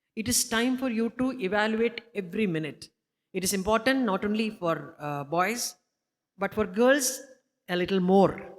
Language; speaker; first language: English; non-native, local second language; Malayalam